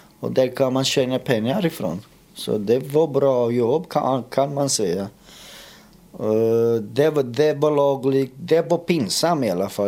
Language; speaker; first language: Swedish; non-native, fluent; Romanian